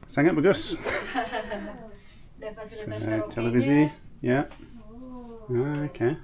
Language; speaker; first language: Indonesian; non-native, learner; English